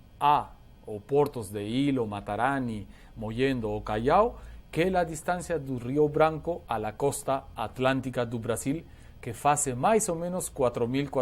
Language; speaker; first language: Portuguese; non-native, learner; Spanish